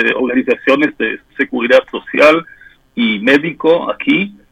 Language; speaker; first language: Spanish; non-native, fluent; French